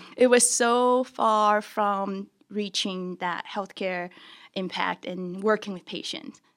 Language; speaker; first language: English; early bilingual, other home language; Chinese